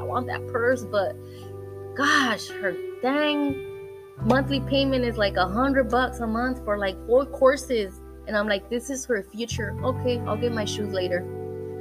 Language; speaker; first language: English; early bilingual, other home language; Spanish